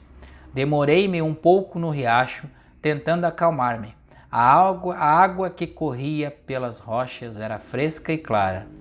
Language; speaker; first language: Portuguese; native; Portuguese